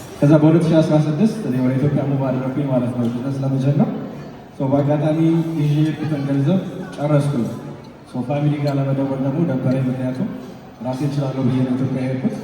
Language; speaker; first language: Amharic; early bilingual, heritage; Amharic